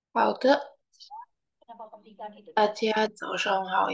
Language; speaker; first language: Chinese; non-native, learner; Indonesian